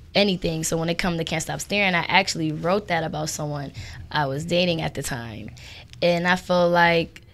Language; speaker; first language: English; native; English